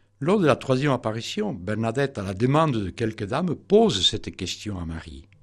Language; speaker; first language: French; non-native, fluent; Spanish